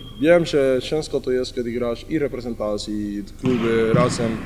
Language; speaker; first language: Polish; non-native, learner; Spanish